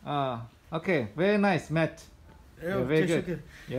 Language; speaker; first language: English; non-native, learner; Chinese